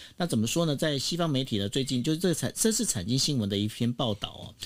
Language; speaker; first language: Chinese; native; Chinese